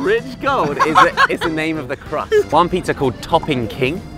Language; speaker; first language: English; native; English